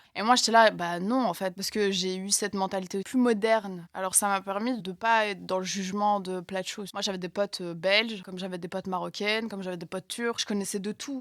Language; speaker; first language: French; native; French